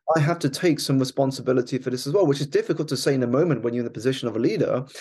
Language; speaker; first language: English; native; English